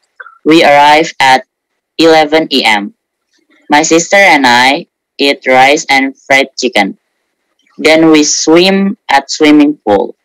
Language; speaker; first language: English; non-native, learner; Indonesian